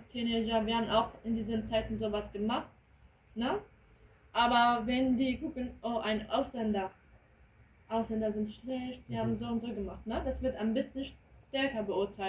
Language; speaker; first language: German; early bilingual, other home language; Kurdish